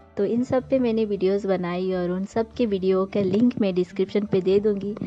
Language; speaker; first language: Hindi; non-native, local second language; Bangla